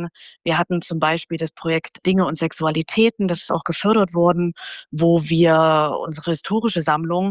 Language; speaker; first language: German; native; German